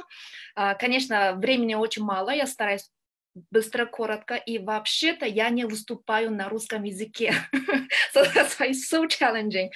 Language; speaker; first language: Russian; non-native, learner; Kyrgyz